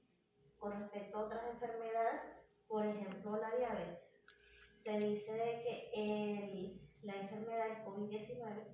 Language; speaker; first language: Spanish; native; Spanish